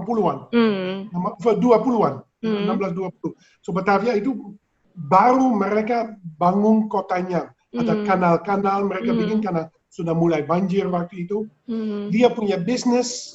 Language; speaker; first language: Indonesian; non-native, fluent; Dutch